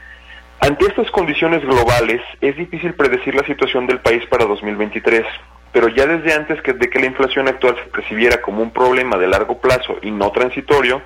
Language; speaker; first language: Spanish; native; Spanish